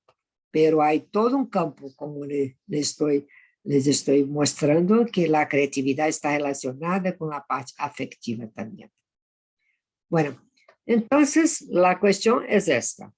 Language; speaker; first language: Spanish; non-native, fluent; Portuguese